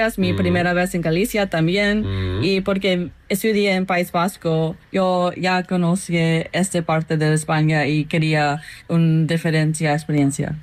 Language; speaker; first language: Spanish; non-native, learner; English